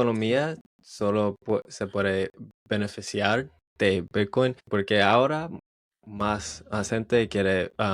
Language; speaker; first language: Spanish; non-native, learner; English